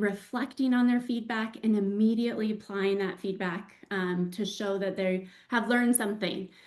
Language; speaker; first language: English; native; English